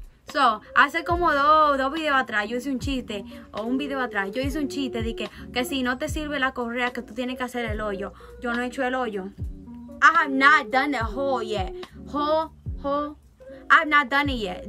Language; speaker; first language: Spanish; early bilingual, heritage; Spanish